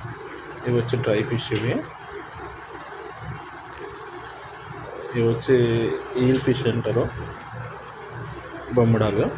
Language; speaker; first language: Telugu; native; Telugu